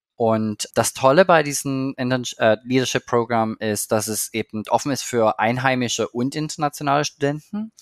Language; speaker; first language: German; native; German